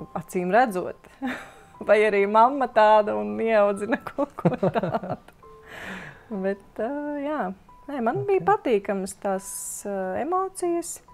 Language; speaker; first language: Latvian; native; Latvian